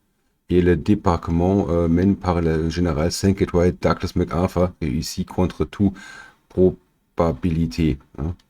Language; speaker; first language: French; non-native, learner; German